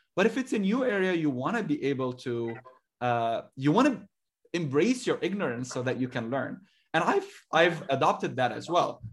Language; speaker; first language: English; non-native, fluent; Arabic